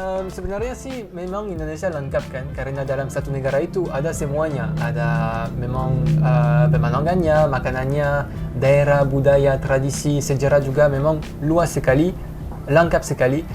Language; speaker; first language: Indonesian; non-native, fluent; French